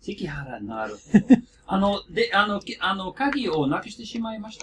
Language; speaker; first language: Japanese; non-native, learner; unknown